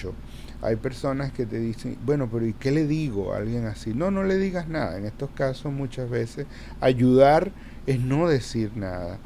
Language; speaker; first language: Spanish; native; Spanish